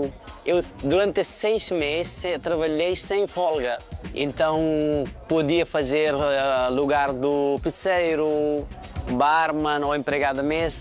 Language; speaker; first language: Portuguese; non-native, fluent; Nepali